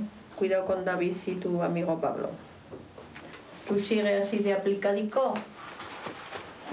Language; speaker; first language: Spanish; native; Spanish